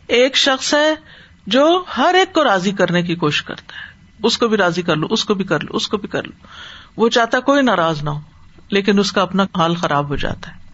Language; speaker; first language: Urdu; native; Urdu